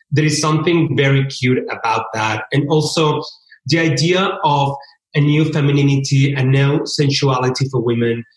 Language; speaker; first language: English; early bilingual, other home language; Spanish